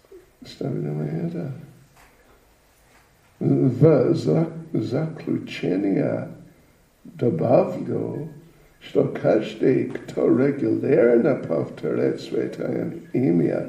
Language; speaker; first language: Russian; non-native, learner; English